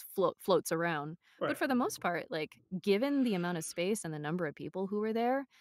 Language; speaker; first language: English; native; English